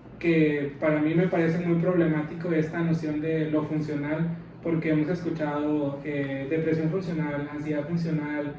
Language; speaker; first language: Spanish; native; Spanish